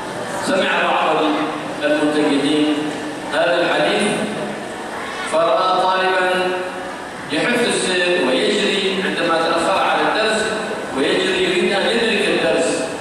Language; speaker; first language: Arabic; native; Arabic